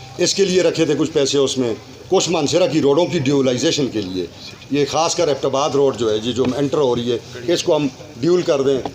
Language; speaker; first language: Urdu; non-native, local second language; Northern Hindko